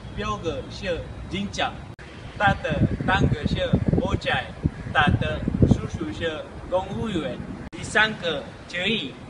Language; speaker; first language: Chinese; non-native, learner; Malay